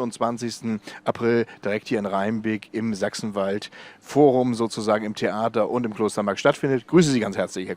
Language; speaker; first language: German; native; German